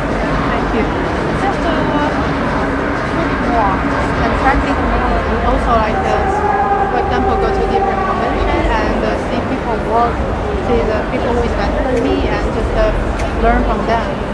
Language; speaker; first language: English; non-native, learner; Chinese